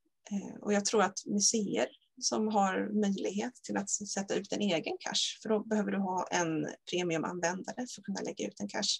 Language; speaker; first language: Swedish; native; Swedish